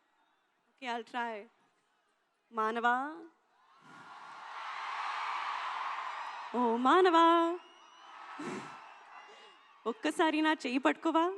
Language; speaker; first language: Telugu; non-native, learner; Hindi